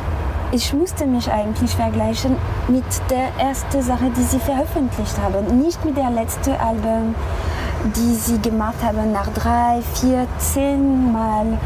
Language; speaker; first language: German; non-native, fluent; French